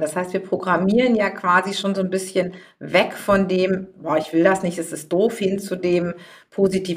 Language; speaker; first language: German; native; German